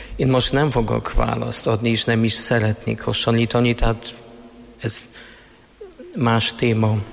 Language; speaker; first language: Hungarian; non-native, fluent; Polish